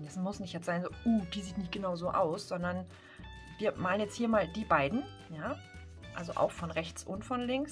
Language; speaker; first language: German; native; German